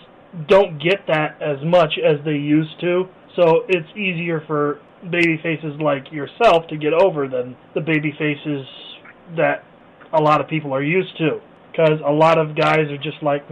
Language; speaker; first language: English; native; English